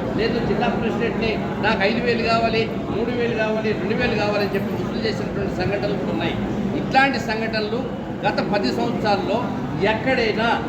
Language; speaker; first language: Telugu; native; Telugu